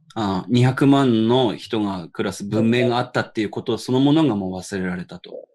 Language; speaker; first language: Japanese; native; Japanese